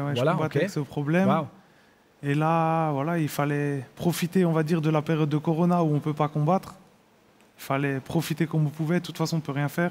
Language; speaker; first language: French; native; French